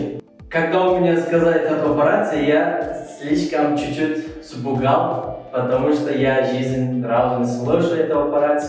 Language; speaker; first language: Russian; non-native, learner; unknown